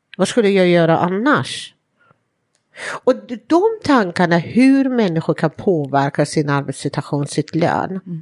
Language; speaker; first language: Swedish; non-native, fluent; Persian